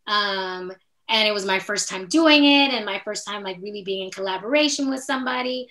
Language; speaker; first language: English; native; English